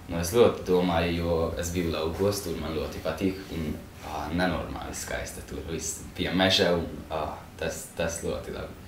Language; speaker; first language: Latvian; non-native, learner; Hungarian